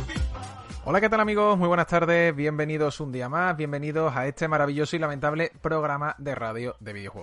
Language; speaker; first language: Spanish; native; Spanish